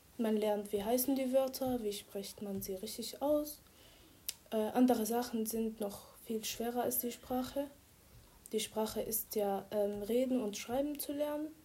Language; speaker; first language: German; non-native, fluent; Arabic